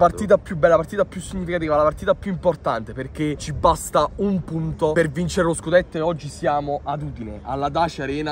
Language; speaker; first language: Italian; native; Italian